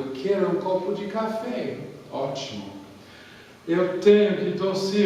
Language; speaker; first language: Portuguese; non-native, fluent; English